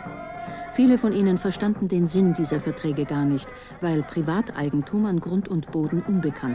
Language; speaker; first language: German; native; German